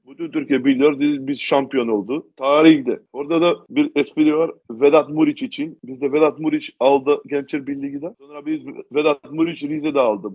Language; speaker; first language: Turkish; non-native, learner; Macedonian